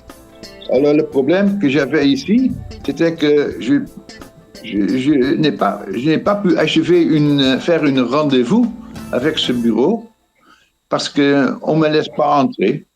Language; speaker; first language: French; non-native, fluent; Dutch